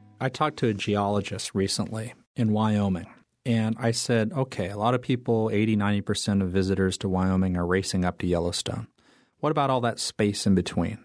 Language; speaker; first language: English; native; English